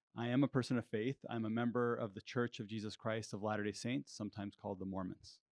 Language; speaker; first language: English; early bilingual, heritage; English